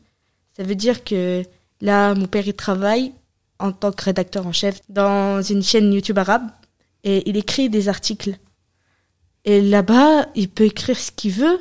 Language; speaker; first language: French; early bilingual, other home language; Arabic